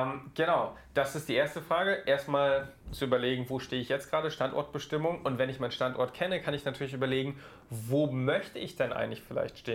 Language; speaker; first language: German; native; German